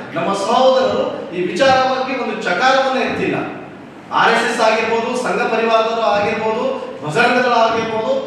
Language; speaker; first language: Kannada; non-native, local second language; Lambadi